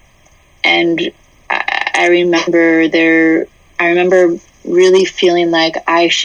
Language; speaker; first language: English; native; English